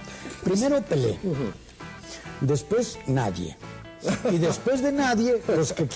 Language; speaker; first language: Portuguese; non-native, learner; Spanish